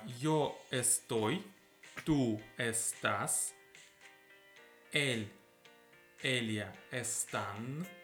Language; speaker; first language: Spanish; non-native, learner; Russian